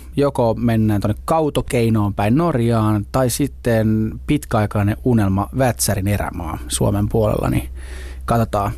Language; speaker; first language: Finnish; native; Finnish